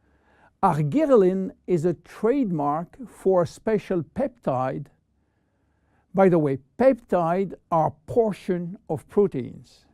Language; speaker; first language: English; non-native, fluent; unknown